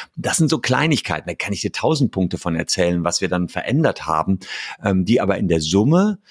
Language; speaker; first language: German; native; German